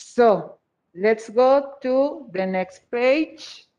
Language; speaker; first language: English; non-native, fluent; Spanish